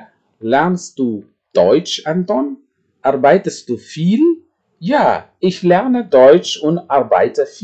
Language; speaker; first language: German; non-native, fluent; Indonesian